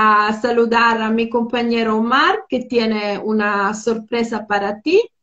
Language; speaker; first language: Spanish; non-native, fluent; Italian